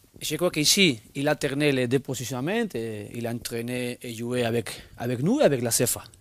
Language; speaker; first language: French; non-native, learner; Spanish